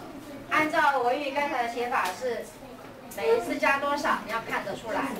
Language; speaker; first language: Chinese; native; Chinese